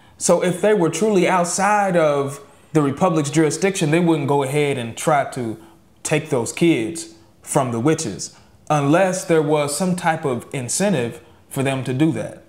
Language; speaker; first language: English; native; English